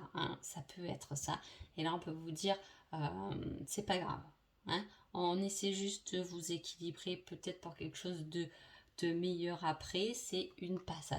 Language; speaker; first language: French; native; French